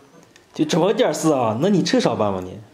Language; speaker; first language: Chinese; native; Chinese